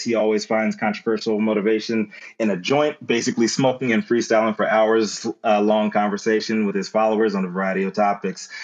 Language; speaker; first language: English; native; English